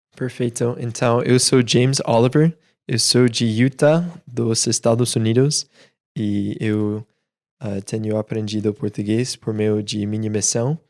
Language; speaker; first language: Portuguese; non-native, fluent; English